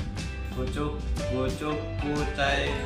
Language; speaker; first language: Chinese; non-native, learner; Indonesian